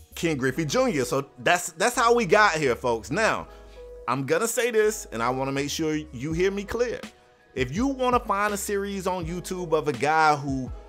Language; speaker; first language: English; native; English